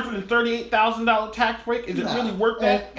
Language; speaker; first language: English; native; English